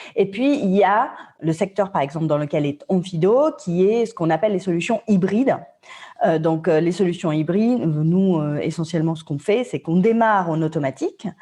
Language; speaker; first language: French; non-native, fluent; Spanish